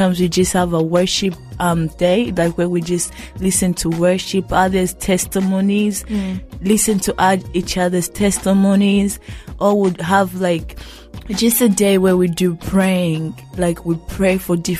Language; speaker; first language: English; non-native, local second language; Rundi